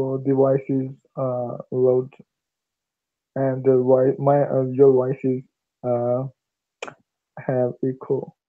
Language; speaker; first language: English; non-native, learner; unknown